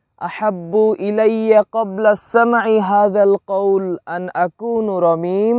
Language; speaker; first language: Arabic; non-native, learner; Bangla